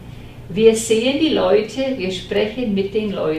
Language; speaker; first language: German; non-native, fluent; English